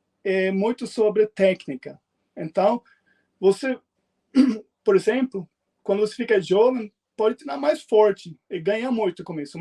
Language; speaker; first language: Portuguese; non-native, fluent; Swedish